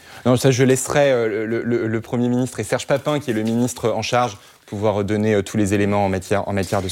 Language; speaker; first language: French; native; French